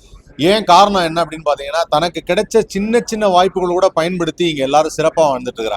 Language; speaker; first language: Tamil; native; Tamil